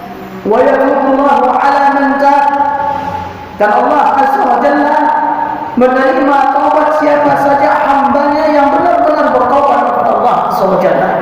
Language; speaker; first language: Indonesian; native; Indonesian